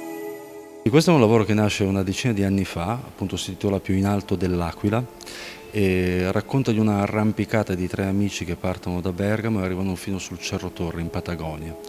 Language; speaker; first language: Italian; native; Italian